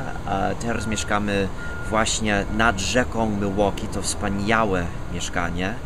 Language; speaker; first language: Polish; non-native, fluent; English